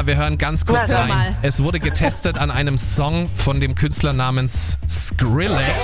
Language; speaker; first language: German; native; German